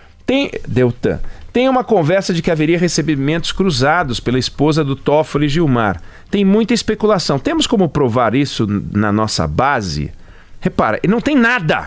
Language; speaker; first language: Portuguese; native; Portuguese